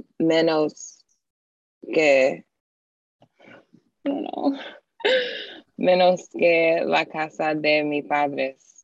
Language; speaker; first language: Spanish; non-native, learner; English